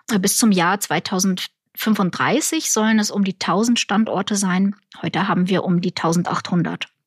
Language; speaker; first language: German; early bilingual, other home language; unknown